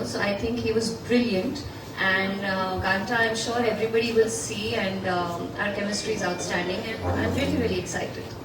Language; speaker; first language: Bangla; non-native, learner; Hindi